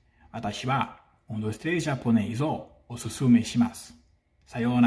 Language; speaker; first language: Japanese; non-native, learner; Portuguese